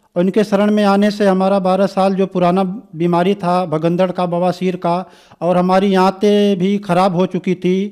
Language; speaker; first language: Hindi; native; Hindi